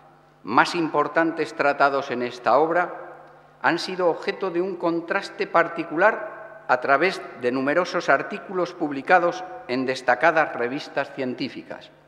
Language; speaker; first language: Spanish; native; Spanish